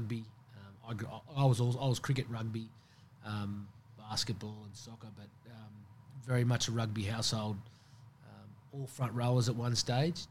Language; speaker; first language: English; native; English